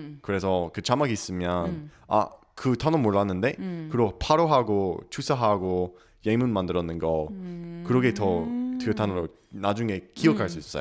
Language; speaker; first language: Korean; non-native, learner; English